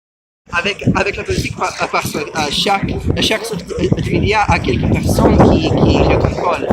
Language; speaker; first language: French; non-native, learner; English